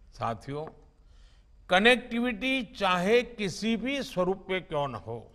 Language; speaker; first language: Hindi; non-native, local second language; Gujarati